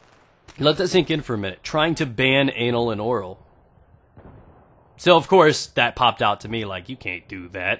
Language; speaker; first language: English; native; English